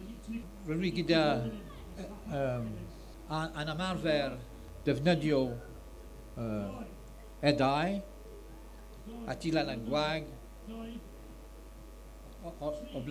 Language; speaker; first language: Welsh; non-native, learner; French